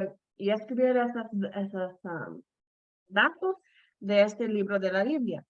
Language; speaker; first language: Spanish; non-native, fluent; English